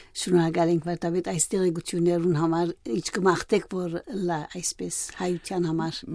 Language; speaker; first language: Armenian; early bilingual, heritage; Armenian